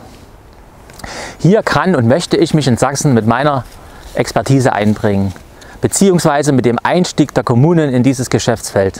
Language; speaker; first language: German; native; German